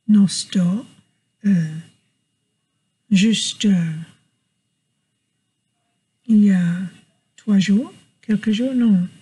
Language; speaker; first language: French; non-native, learner; English